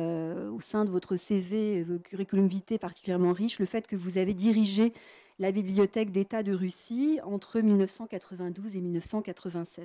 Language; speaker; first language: French; native; French